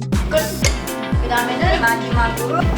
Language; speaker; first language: Korean; non-native, fluent; Italian